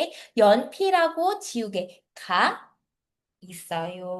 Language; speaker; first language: Korean; non-native, fluent; Filipino